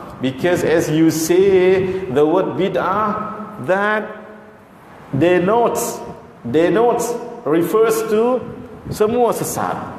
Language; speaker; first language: English; non-native, local second language; Malay